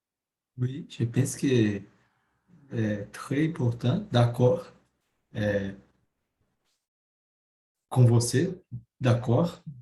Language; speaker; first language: French; non-native, learner; Portuguese